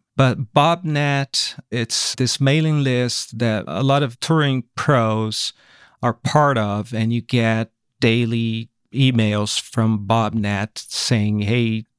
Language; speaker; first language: English; non-native, fluent; Portuguese